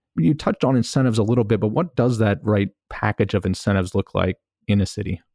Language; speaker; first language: English; native; English